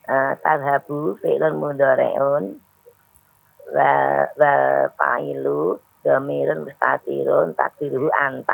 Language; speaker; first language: Arabic; non-native, learner; Indonesian